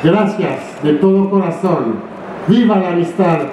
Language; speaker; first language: Spanish; non-native, fluent; French